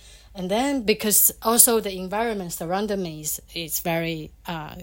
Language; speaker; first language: English; non-native, fluent; Chinese